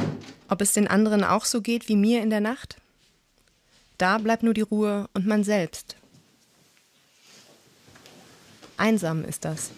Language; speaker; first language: German; native; German